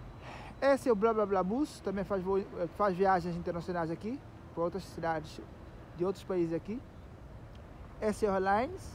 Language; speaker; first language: Portuguese; non-native, local second language; Kabuverdianu